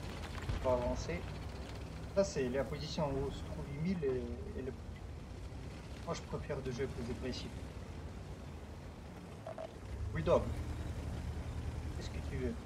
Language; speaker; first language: French; non-native, learner; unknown